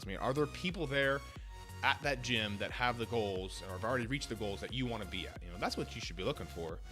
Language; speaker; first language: English; native; English